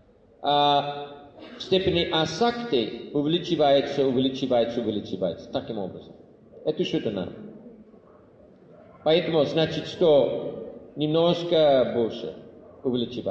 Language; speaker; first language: Russian; non-native, fluent; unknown